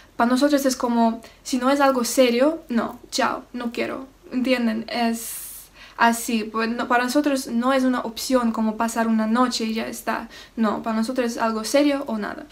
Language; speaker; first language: Spanish; non-native, fluent; Russian